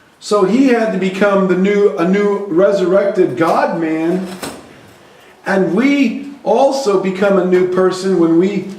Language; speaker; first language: English; native; English